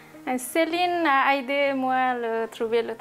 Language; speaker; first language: French; non-native, learner; Nepali